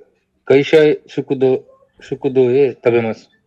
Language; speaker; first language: Japanese; non-native, learner; Kannada